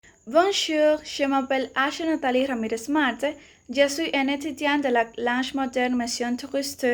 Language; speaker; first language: French; non-native, learner; Spanish